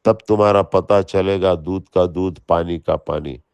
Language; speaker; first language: Hindi; non-native, local second language; Kannada